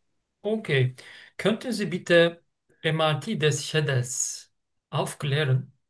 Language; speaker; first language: German; non-native, learner; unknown